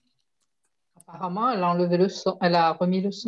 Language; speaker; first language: French; native; French